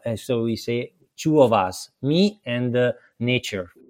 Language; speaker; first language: English; non-native, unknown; Italian